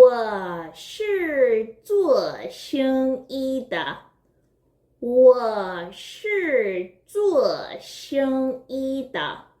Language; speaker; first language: Chinese; non-native, fluent; Korean